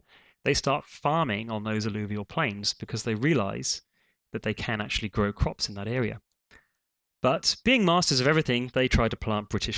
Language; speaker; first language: English; native; English